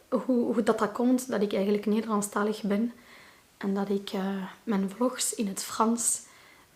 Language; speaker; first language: Dutch; non-native, local second language; Arabic